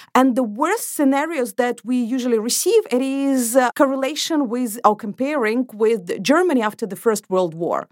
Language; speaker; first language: English; non-native, fluent; Ukrainian